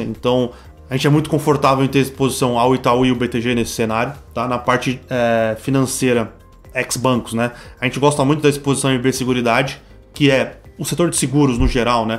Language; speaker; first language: Portuguese; native; Portuguese